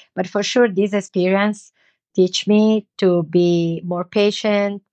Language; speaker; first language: English; non-native, learner; Italian